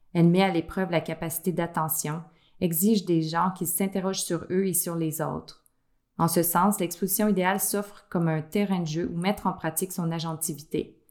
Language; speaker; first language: French; native; French